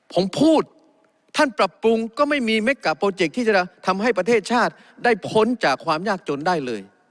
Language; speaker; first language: Thai; native; Thai